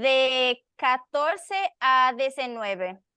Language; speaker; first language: Spanish; non-native, learner; Portuguese